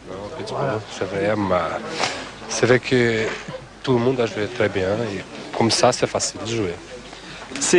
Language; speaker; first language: French; non-native, fluent; Portuguese